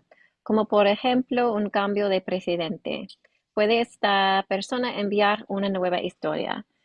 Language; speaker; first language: Spanish; non-native, learner; English